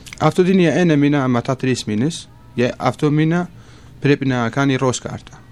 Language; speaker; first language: Greek; non-native, learner; Kurdish